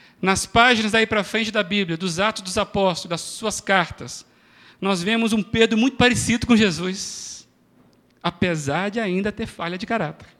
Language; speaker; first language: Portuguese; native; Portuguese